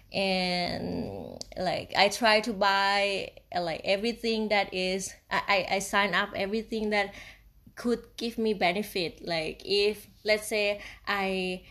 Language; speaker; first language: English; non-native, fluent; Thai